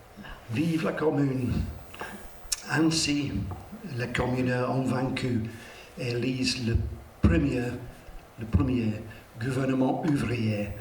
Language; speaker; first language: French; non-native, learner; English